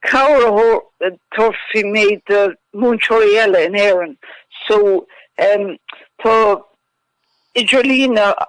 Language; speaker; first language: Irish; non-native, local second language; English